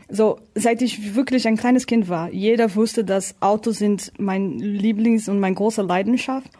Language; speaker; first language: German; non-native, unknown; Portuguese